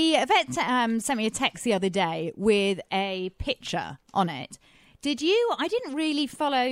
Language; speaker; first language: English; native; English